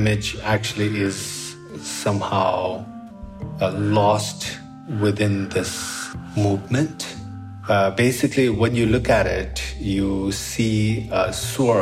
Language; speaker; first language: English; non-native, local second language; Sherpa